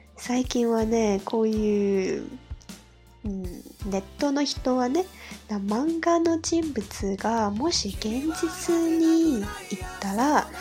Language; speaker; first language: Japanese; non-native, fluent; Chinese